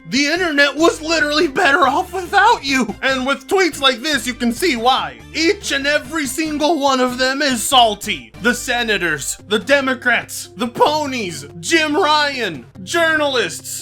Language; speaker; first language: English; native; English